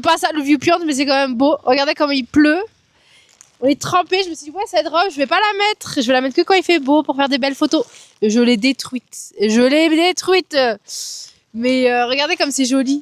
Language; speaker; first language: French; native; French